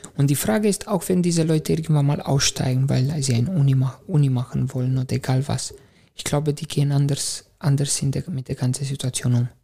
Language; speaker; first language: German; non-native, fluent; Romanian